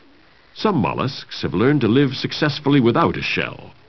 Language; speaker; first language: English; native; English